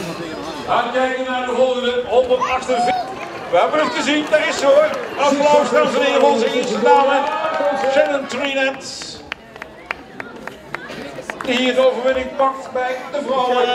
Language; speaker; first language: Dutch; native; Dutch